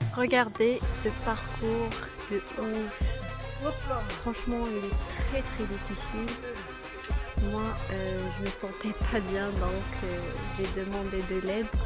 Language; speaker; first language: French; non-native, local second language; Arabic